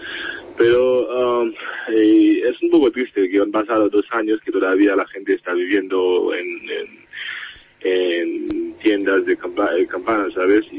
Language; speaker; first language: Spanish; non-native, fluent; Haitian Creole